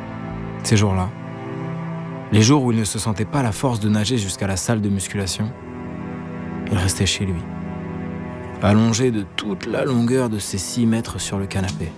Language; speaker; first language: French; native; French